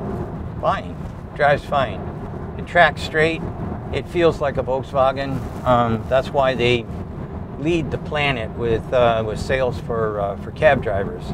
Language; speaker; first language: English; native; English